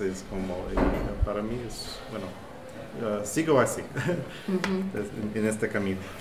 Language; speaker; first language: Spanish; non-native, fluent; English